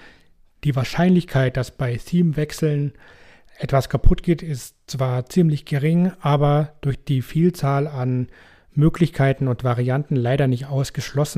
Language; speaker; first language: German; native; German